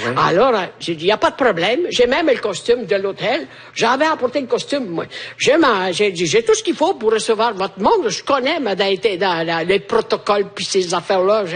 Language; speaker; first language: French; non-native, fluent; Italian